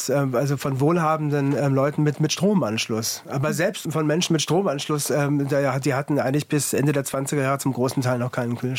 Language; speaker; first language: German; native; German